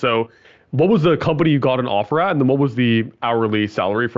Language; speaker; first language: English; native; English